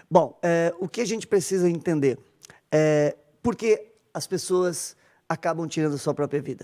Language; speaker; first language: Portuguese; native; Portuguese